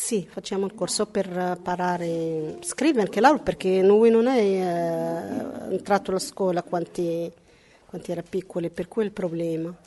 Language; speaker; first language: Italian; non-native, learner; Arabic